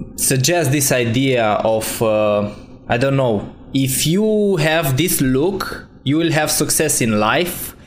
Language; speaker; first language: English; non-native, fluent; Romanian